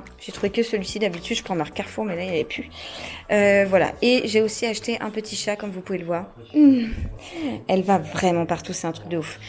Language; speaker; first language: French; native; French